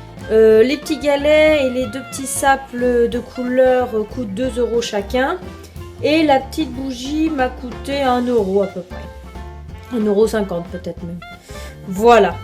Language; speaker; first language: French; native; French